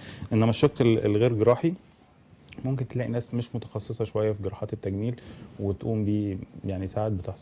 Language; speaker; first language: Arabic; native; Arabic